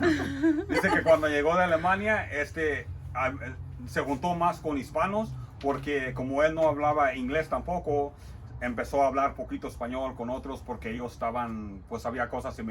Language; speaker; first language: Spanish; early bilingual, heritage; Spanish